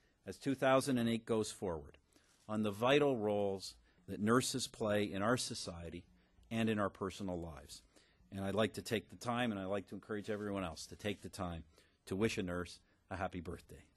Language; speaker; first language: English; native; English